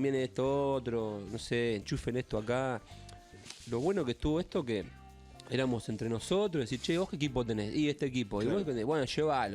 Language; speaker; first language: Spanish; native; Spanish